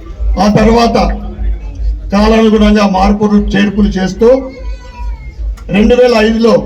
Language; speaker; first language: Telugu; native; Telugu